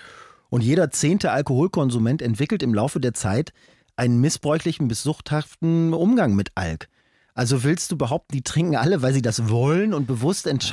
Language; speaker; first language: German; native; German